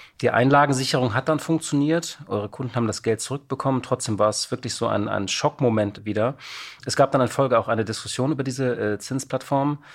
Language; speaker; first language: German; native; German